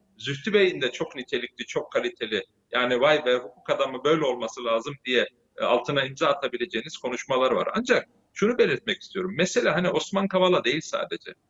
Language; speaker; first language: Turkish; early bilingual, heritage; Turkish